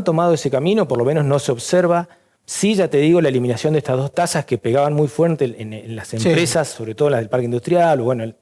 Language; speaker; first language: Spanish; native; Spanish